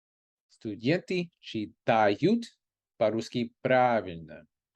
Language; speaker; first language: Russian; non-native, fluent; English